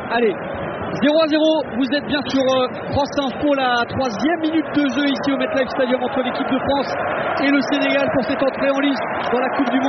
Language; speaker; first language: French; native; French